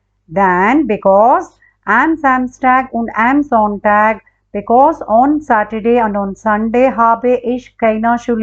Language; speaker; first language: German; non-native, fluent; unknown